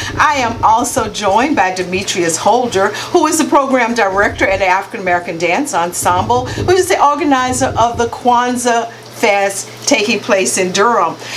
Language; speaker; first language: English; native; English